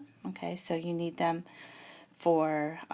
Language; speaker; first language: English; native; English